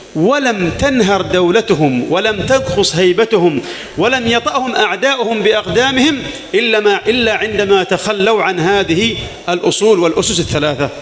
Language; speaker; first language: Arabic; native; Arabic